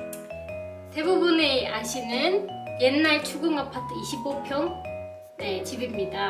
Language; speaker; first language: Korean; non-native, fluent; Turkish